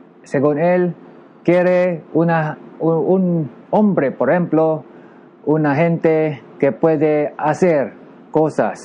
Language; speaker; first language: Spanish; non-native, learner; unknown